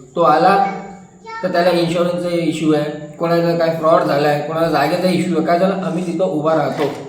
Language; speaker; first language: Marathi; non-native, local second language; Hindi